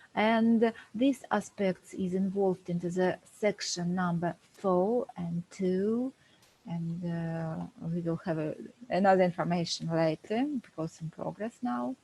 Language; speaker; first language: English; non-native, learner; Russian